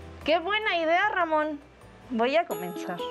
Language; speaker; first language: Spanish; native; Spanish